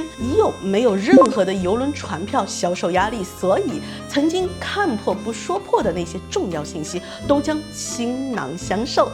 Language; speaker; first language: Chinese; native; Chinese